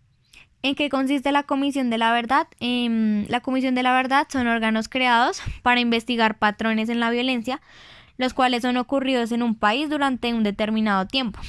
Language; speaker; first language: Spanish; native; Spanish